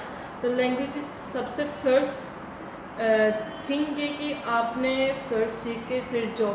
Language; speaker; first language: Hindi; non-native, learner; Turkish